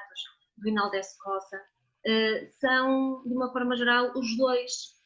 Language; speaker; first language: Portuguese; native; Portuguese